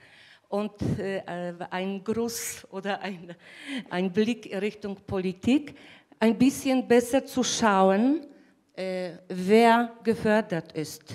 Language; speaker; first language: German; non-native, fluent; Polish